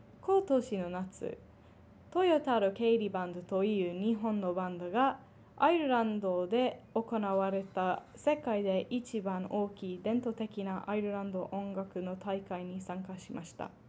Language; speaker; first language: Japanese; non-native, fluent; English